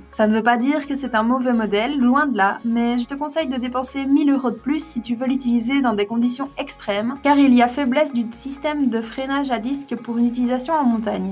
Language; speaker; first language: French; native; French